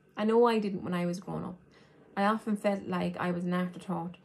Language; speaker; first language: English; native; English